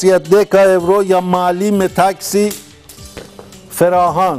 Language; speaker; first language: Greek; non-native, fluent; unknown